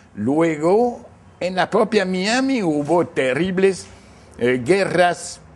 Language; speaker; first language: Spanish; non-native, fluent; English